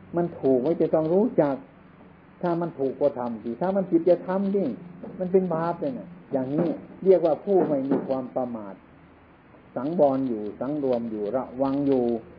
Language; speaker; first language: Thai; non-native, local second language; Northeastern Thai